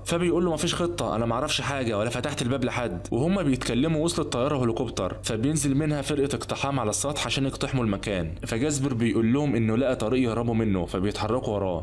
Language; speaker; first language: Arabic; native; Arabic